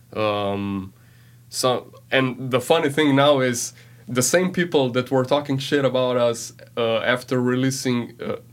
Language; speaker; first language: English; non-native, fluent; Slovenian